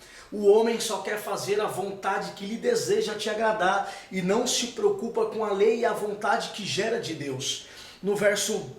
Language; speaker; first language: Portuguese; native; Portuguese